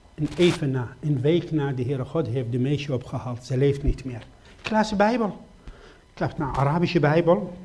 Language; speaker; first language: Dutch; non-native, fluent; Arabic